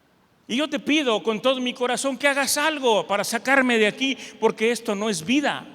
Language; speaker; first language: Spanish; native; Spanish